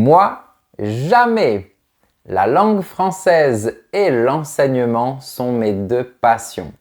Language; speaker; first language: French; native; French